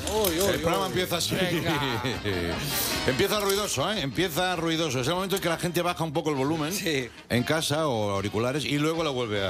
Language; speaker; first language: Spanish; native; Spanish